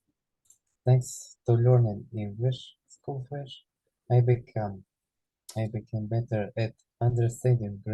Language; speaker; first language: English; non-native, learner; Ukrainian